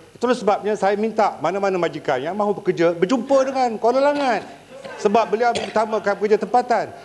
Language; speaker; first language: Malay; native; Malay